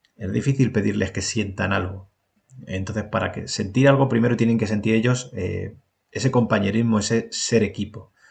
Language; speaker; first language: Spanish; native; Spanish